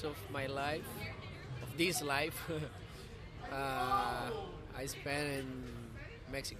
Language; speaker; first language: English; non-native, fluent; Spanish